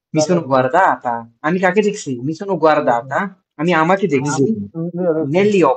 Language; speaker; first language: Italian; non-native, fluent; Bangla